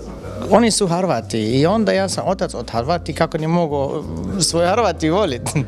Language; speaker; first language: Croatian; non-native, learner; German